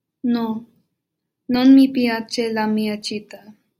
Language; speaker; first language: Italian; non-native, learner; English